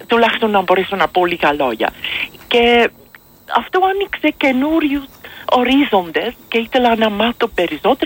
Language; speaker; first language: Greek; non-native, fluent; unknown